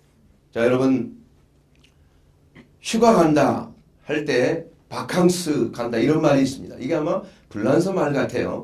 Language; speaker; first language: Korean; native; Korean